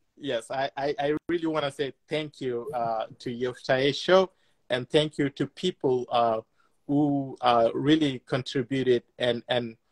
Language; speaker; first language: English; non-native, fluent; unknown